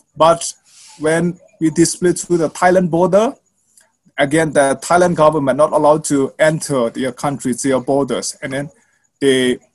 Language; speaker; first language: English; non-native, learner; Burmese